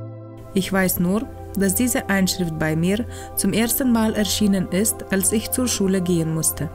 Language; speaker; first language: German; non-native, fluent; Lithuanian